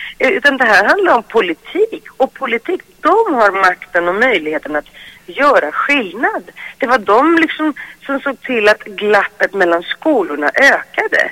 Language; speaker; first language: Swedish; early bilingual, other home language; Greek